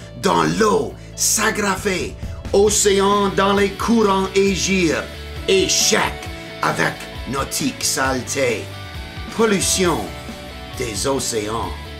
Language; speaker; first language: French; non-native, learner; English